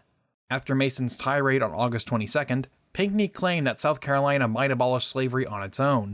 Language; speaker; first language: English; native; English